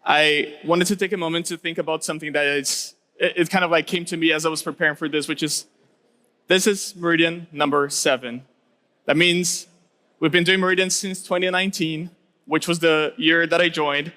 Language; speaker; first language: English; non-native, local second language; Portuguese